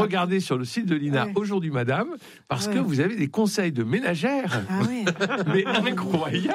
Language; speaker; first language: French; native; French